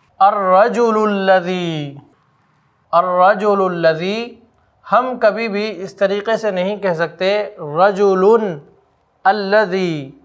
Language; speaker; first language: Urdu; native; Urdu